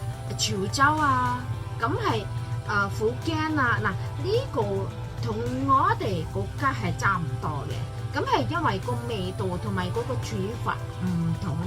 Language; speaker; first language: Cantonese; non-native, fluent; Indonesian